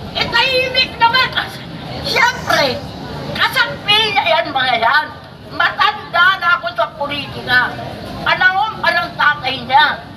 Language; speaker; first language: Filipino; non-native, local second language; Iloko